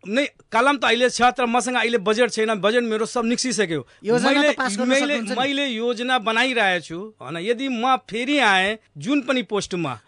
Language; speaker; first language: Nepali; non-native, local second language; Awadhi